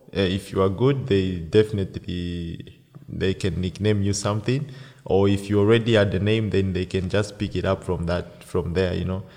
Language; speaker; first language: English; non-native, local second language; Bemba